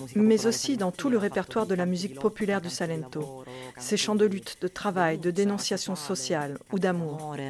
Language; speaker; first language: French; non-native, fluent; Sicilian